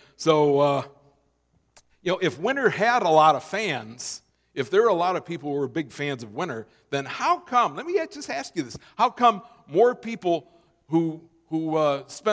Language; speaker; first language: English; native; English